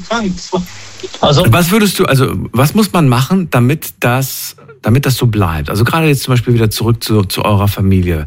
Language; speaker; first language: German; native; German